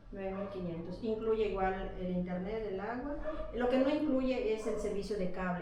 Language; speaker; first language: Spanish; native; Spanish